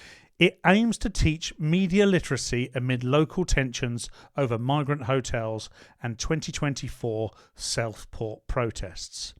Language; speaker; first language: English; native; English